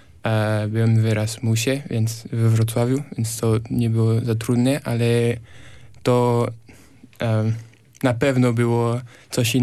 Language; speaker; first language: Polish; non-native, learner; French